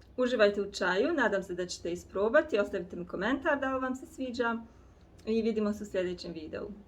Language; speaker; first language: Bosnian; native; Bosnian